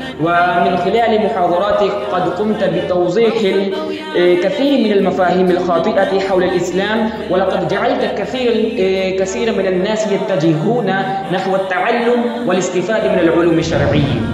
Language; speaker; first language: Arabic; non-native, fluent; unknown